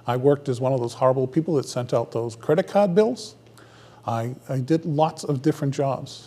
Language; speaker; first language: English; native; English